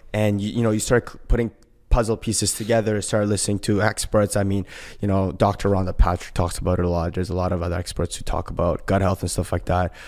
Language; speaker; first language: English; early bilingual, other home language; Korean